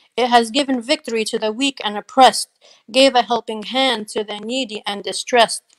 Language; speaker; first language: English; native; English